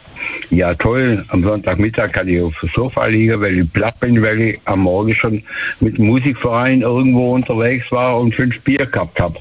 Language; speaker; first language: German; native; German